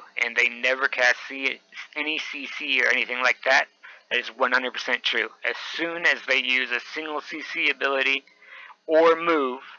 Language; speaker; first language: English; native; English